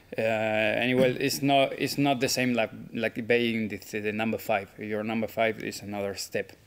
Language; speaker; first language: English; non-native, fluent; Spanish